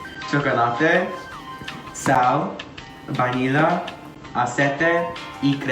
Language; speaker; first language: Spanish; non-native, learner; English